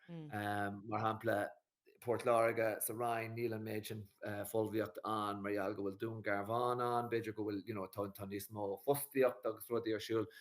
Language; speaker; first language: Irish; native; Irish